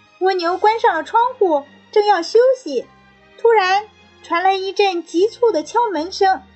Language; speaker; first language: Chinese; native; Chinese